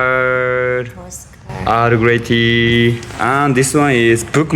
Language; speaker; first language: English; non-native, learner; Japanese